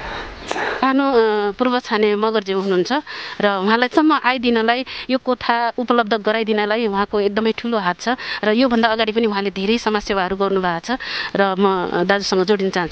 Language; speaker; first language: Nepali; native; Nepali